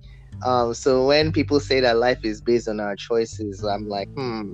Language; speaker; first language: English; non-native, local second language; Yoruba